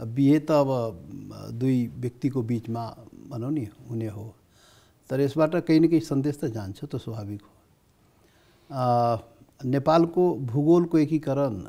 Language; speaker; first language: Nepali; non-native, local second language; Maithili